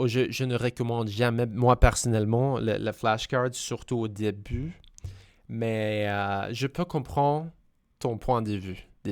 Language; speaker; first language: French; non-native, fluent; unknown